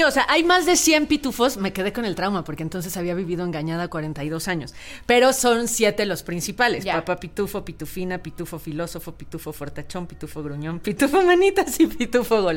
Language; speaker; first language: Spanish; native; Spanish